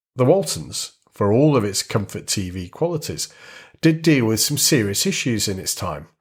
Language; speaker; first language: English; native; English